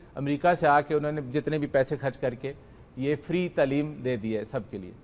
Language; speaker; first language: Urdu; native; Urdu